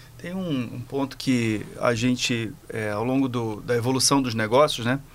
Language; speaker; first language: Portuguese; native; Portuguese